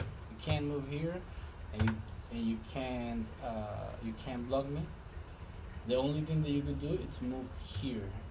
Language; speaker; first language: English; non-native, fluent; Spanish